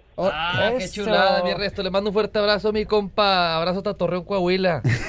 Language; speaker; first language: Spanish; native; Spanish